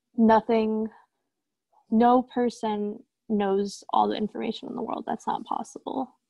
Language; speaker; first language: English; native; English